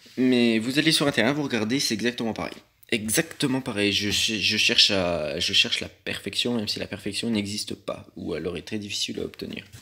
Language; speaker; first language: French; native; French